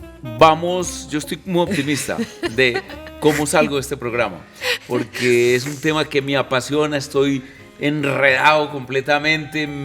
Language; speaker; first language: Spanish; native; Spanish